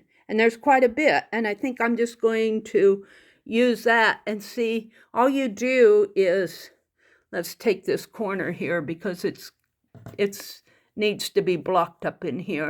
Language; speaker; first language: English; native; English